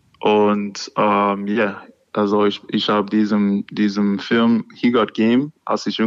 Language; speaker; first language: German; non-native, learner; English